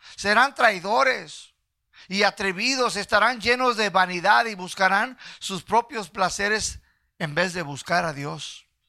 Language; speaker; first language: Spanish; early bilingual, heritage; Spanish